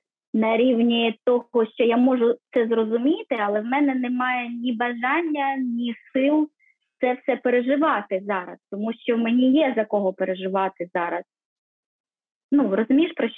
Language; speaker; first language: Ukrainian; native; Ukrainian